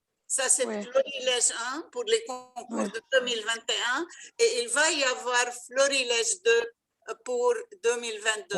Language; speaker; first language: French; non-native, local second language; Arabic